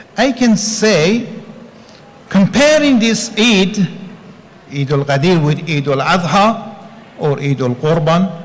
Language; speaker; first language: English; non-native, fluent; Persian